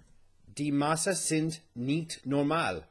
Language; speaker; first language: German; non-native, learner; English